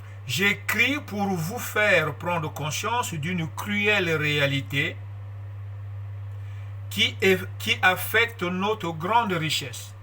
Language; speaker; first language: French; non-native, local second language; Kongo